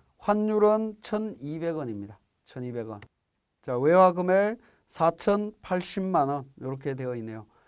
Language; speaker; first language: Korean; native; Korean